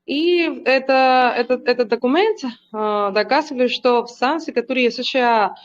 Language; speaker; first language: Russian; non-native, learner; Spanish